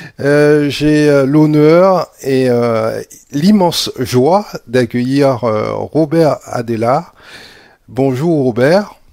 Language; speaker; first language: French; native; French